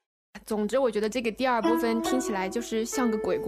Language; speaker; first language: Chinese; native; Chinese